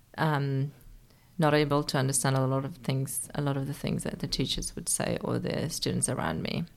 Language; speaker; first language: English; early bilingual, other home language; Persian